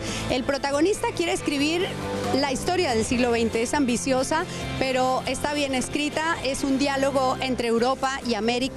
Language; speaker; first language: Spanish; native; Spanish